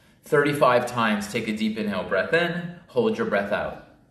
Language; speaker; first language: English; native; English